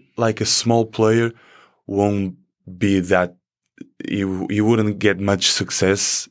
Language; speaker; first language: English; non-native, fluent; Portuguese